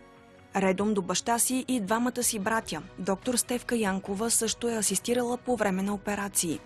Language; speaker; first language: Bulgarian; native; Bulgarian